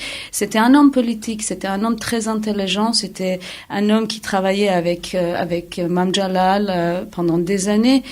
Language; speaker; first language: French; non-native, fluent; Kurdish